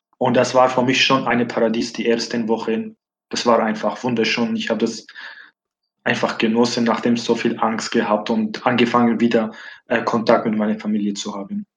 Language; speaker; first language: German; non-native, fluent; Arabic